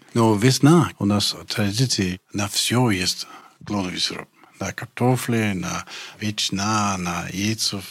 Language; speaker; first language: Russian; non-native, fluent; English